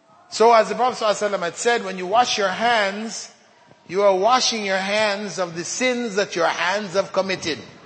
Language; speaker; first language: English; native; English